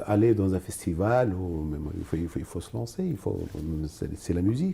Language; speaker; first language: French; non-native, local second language; Arabic